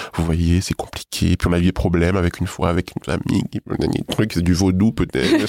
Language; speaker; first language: French; native; French